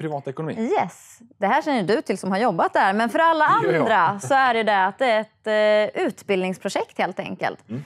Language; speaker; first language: Swedish; native; Swedish